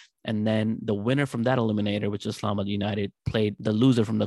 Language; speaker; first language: English; non-native, local second language; Urdu